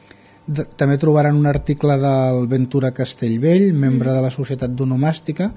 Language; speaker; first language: Catalan; native; Catalan